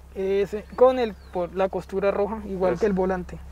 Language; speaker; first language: Spanish; native; Spanish